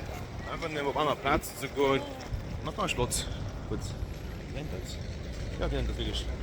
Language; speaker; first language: German; non-native, local second language; Luxembourgish